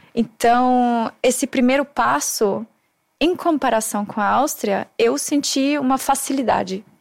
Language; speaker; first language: Portuguese; non-native, fluent; German